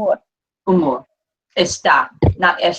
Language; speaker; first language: Spanish; non-native, fluent; English